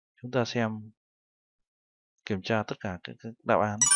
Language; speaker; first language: Vietnamese; native; Vietnamese